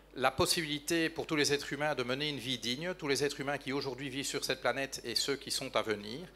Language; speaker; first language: French; native; French